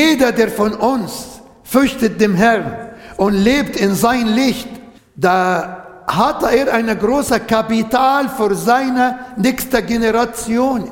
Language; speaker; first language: German; non-native, fluent; Arabic